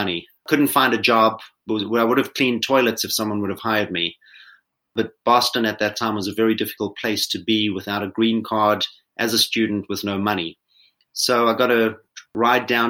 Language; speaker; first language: English; native; English